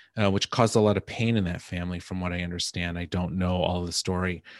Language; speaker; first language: English; native; English